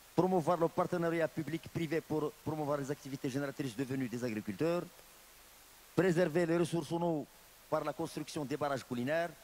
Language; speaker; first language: French; non-native, local second language; Arabic